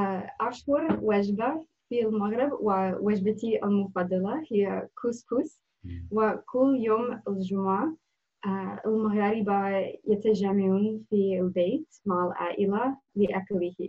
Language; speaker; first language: Arabic; non-native, learner; English